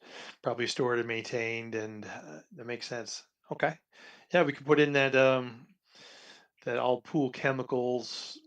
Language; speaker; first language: English; native; English